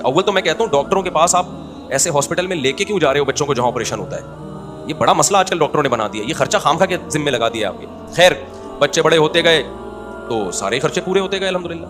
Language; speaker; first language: Urdu; native; Urdu